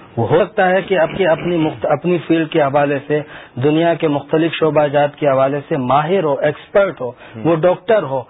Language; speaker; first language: Urdu; native; Urdu